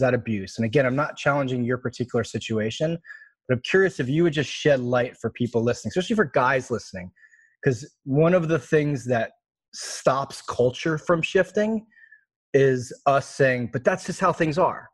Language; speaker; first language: English; native; English